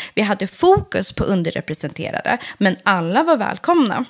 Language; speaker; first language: Swedish; early bilingual, other home language; Persian